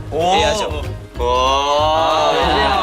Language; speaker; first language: Korean; non-native, fluent; Japanese